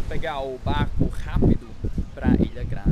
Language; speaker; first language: Portuguese; non-native, learner; Greek